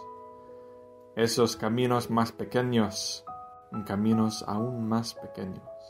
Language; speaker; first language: Spanish; non-native, fluent; English